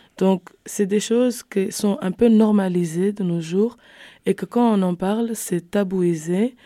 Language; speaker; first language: French; non-native, fluent; Kabuverdianu